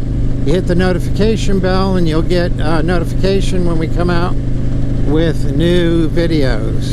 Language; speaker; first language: English; native; English